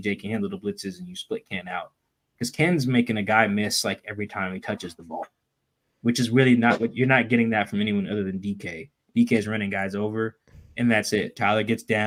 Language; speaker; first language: English; native; English